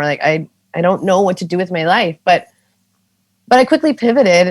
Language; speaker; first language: English; native; English